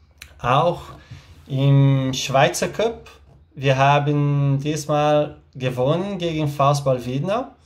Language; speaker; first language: German; non-native, learner; Portuguese